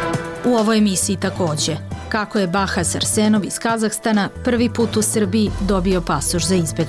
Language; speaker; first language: Serbian; native; Serbian